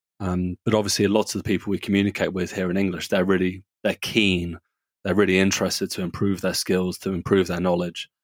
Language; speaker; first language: English; native; English